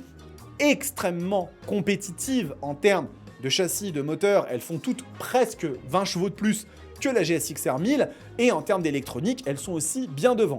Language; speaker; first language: French; native; French